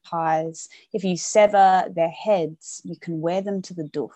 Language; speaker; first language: English; native; English